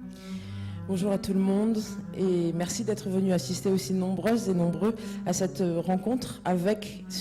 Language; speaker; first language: French; native; French